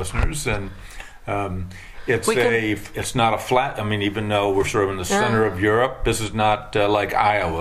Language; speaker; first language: English; native; English